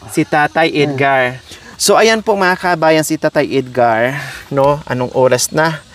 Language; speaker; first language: Filipino; non-native, local second language; Cebuano